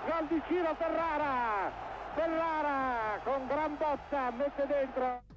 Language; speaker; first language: Italian; native; Italian